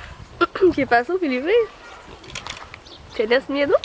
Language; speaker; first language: Spanish; non-native, learner; French